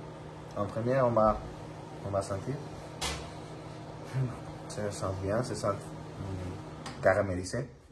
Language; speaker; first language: French; non-native, learner; Spanish